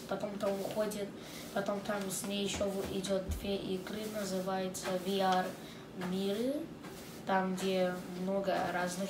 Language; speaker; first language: Russian; early bilingual, heritage; Russian